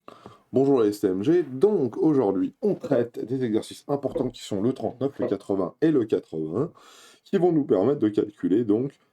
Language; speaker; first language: French; native; French